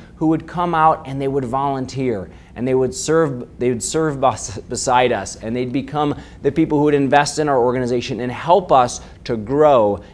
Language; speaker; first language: English; native; English